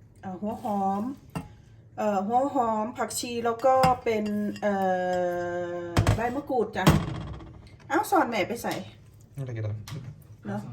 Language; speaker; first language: Thai; native; Thai